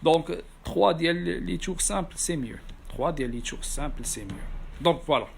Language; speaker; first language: French; non-native, local second language; Arabic